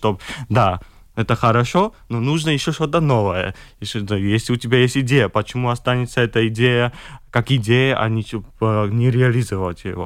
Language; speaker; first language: Russian; non-native, fluent; Georgian